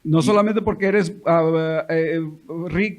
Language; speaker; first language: Spanish; native; Spanish